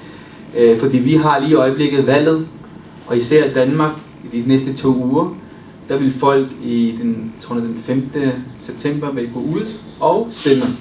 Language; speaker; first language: Danish; early bilingual, other home language; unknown